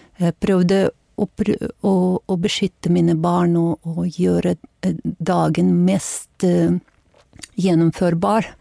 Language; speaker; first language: Norwegian; non-native, fluent; Ukrainian